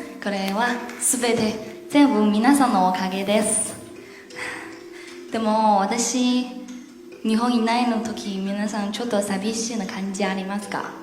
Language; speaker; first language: Japanese; non-native, learner; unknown